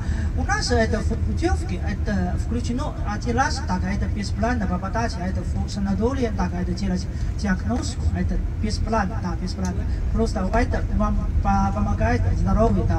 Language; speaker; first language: Russian; non-native, learner; Chinese